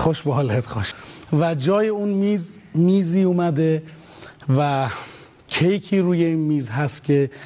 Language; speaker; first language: Persian; native; Persian